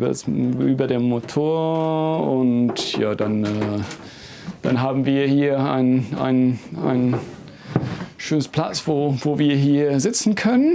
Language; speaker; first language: German; non-native, fluent; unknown